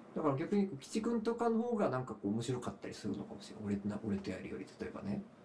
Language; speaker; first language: Japanese; native; Japanese